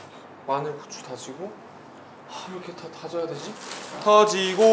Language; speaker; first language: Korean; native; Korean